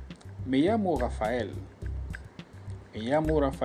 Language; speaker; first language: Spanish; non-native, learner; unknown